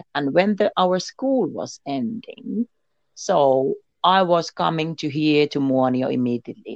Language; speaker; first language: English; non-native, learner; Finnish